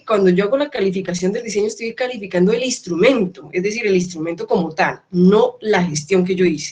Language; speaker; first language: Spanish; native; Spanish